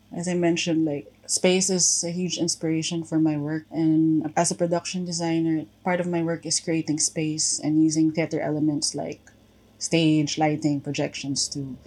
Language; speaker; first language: English; non-native, local second language; Filipino